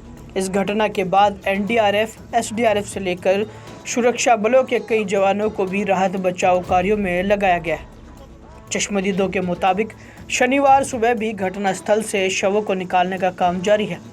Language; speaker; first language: Hindi; native; Hindi